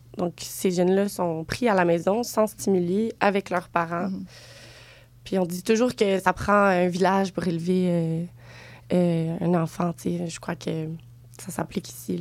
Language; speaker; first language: French; native; French